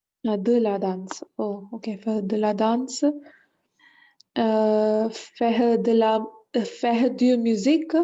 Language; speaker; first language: French; non-native, learner; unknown